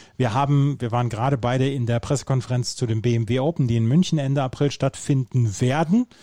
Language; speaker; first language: German; native; German